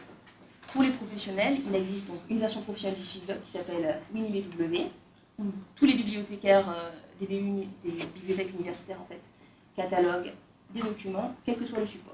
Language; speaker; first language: French; native; French